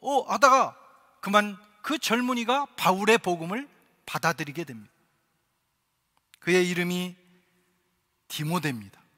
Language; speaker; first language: Korean; native; Korean